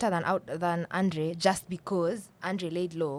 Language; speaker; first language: English; non-native, local second language; Swahili